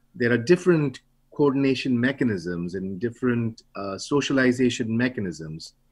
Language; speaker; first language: English; non-native, local second language; Bangla